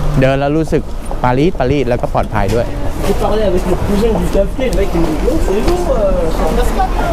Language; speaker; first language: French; non-native, learner; Thai